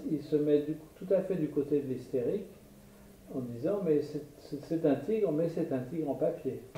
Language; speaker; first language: French; native; French